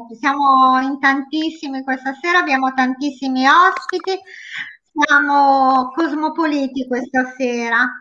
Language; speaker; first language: Italian; native; Italian